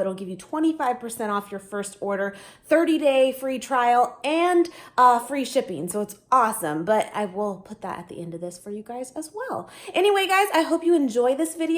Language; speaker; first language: English; native; English